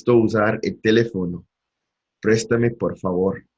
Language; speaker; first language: Spanish; non-native, learner; English